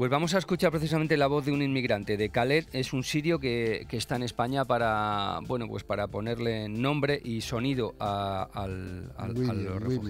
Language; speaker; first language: Spanish; native; Spanish